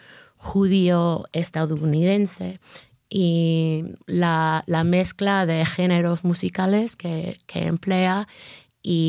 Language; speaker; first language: Spanish; non-native, fluent; English